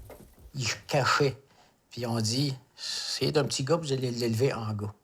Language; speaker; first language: French; native; French